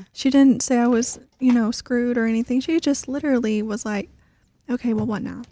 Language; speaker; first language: English; native; English